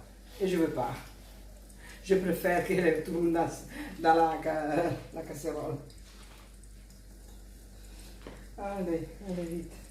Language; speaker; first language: French; non-native, fluent; Italian